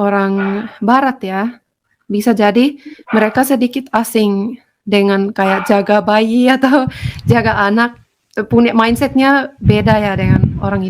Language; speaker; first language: Indonesian; non-native, fluent; Finnish